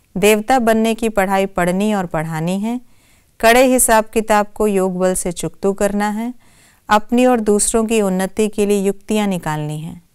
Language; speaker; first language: Hindi; native; Hindi